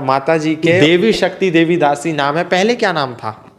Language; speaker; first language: Hindi; native; Hindi